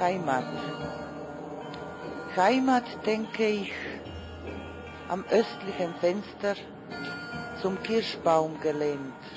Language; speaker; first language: German; non-native, fluent; Croatian